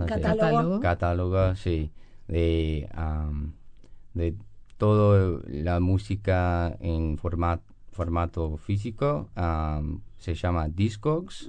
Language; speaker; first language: Spanish; non-native, learner; English